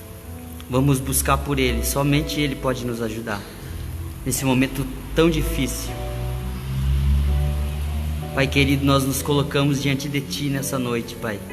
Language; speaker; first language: Portuguese; native; Portuguese